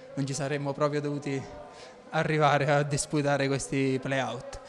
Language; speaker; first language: Italian; native; Italian